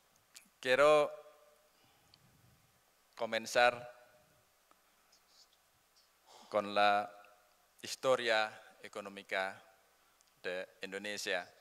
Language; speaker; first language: Spanish; non-native, learner; Indonesian